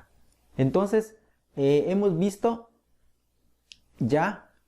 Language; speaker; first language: Spanish; native; Spanish